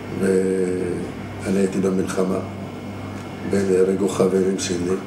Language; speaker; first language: Hebrew; non-native, fluent; Arabic